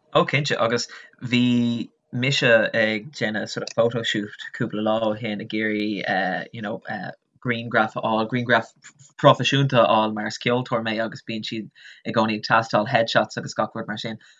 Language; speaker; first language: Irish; non-native, local second language; English